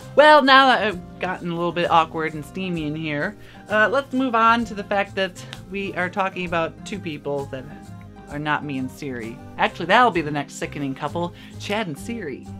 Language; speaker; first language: English; native; English